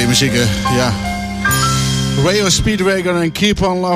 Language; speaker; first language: Dutch; native; Dutch